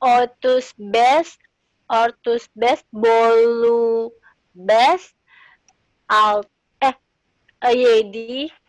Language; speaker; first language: Turkish; non-native, learner; Indonesian